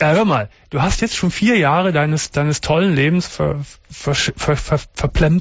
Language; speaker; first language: German; native; German